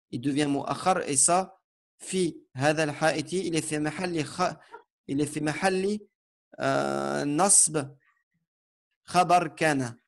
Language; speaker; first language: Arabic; non-native, fluent; French